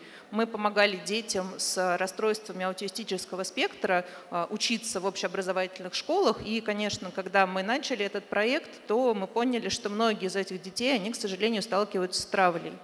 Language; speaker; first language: Russian; native; Russian